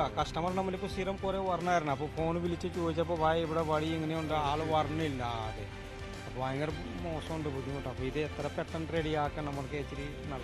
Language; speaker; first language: Malayalam; non-native, local second language; Hindi